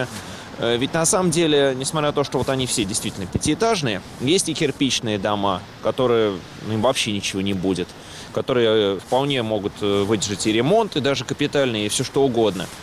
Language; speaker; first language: Russian; native; Russian